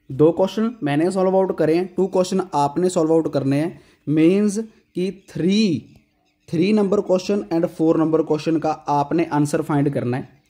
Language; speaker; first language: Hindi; non-native, local second language; Punjabi